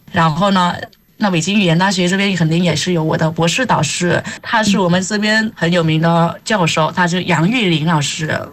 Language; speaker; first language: Chinese; non-native, fluent; Vietnamese